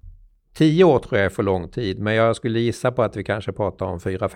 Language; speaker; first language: Swedish; native; Swedish